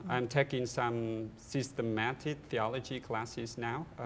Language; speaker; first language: English; non-native, learner; Vietnamese